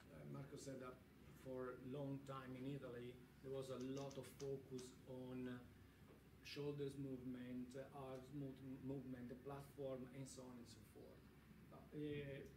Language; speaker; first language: English; non-native, fluent; Italian